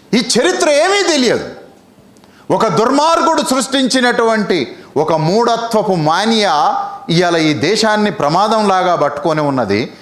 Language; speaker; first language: Telugu; native; Telugu